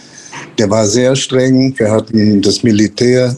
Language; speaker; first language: German; non-native, fluent; Spanish